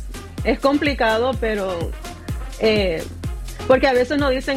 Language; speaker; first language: Spanish; early bilingual, heritage; Spanish